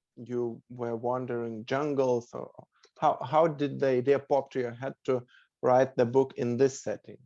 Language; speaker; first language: English; non-native, fluent; Lithuanian